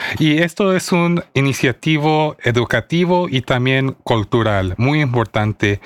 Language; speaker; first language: Spanish; early bilingual, heritage; Spanish